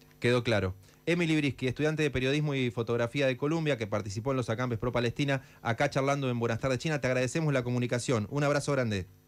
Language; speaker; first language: Spanish; native; Spanish